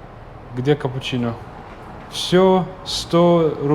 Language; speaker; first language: Russian; non-native, learner; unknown